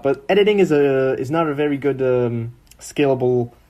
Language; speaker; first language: English; non-native, fluent; French